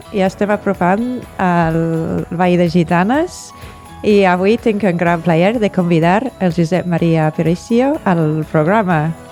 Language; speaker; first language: Catalan; non-native, fluent; English